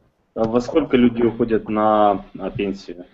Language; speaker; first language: Russian; native; Russian